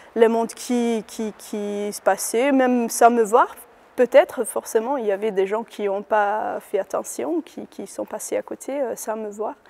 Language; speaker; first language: French; non-native, fluent; Hungarian